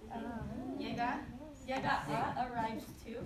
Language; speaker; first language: Spanish; non-native, fluent; English